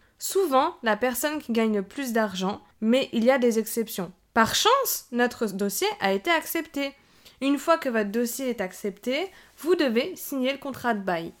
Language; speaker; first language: French; native; French